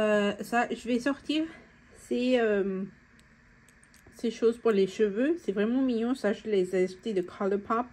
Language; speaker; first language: French; non-native, fluent; Spanish